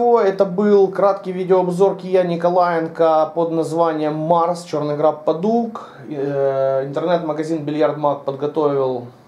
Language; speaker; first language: Russian; native; Russian